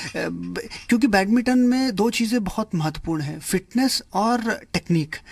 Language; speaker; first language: Hindi; non-native, local second language; Kannada